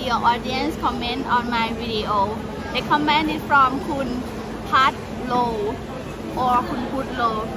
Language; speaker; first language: English; non-native, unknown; Thai